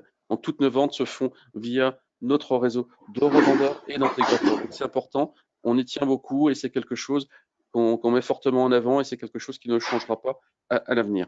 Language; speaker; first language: French; native; French